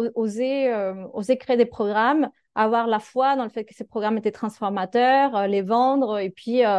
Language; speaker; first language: French; non-native, fluent; Spanish